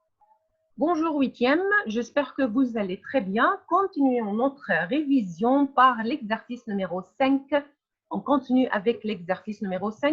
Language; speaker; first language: French; non-native, fluent; Arabic